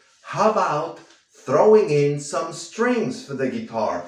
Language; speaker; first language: English; non-native, fluent; Spanish